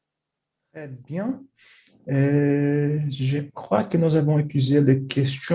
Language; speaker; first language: French; non-native, fluent; Portuguese